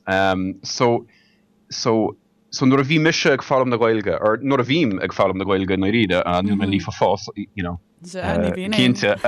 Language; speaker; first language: Irish; non-native, learner; English